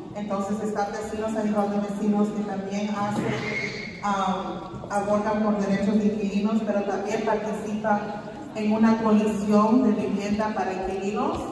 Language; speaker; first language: Spanish; early bilingual, heritage; Spanish